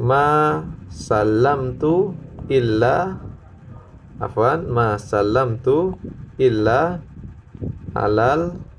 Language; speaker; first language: Arabic; non-native, fluent; Indonesian